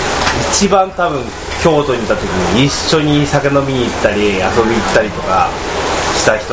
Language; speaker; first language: Japanese; native; Japanese